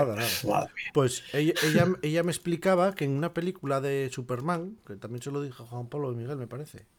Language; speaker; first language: Spanish; native; Spanish